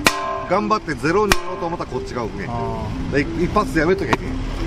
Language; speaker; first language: Japanese; native; Japanese